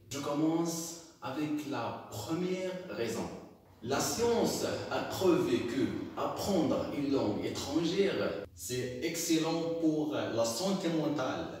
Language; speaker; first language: French; non-native, local second language; Arabic